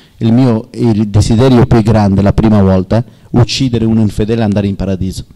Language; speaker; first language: Italian; non-native, learner; Persian